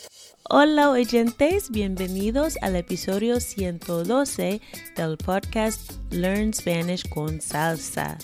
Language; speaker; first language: Spanish; non-native, fluent; English